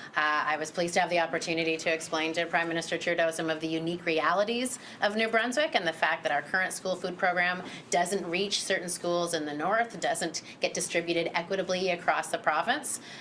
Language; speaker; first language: English; native; English